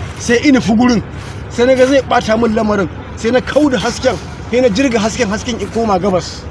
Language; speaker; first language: Hausa; non-native, local second language; Fula